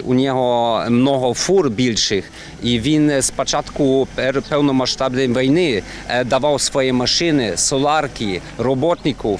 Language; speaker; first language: Ukrainian; non-native, learner; German